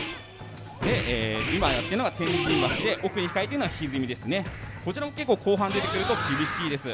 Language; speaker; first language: Japanese; native; Japanese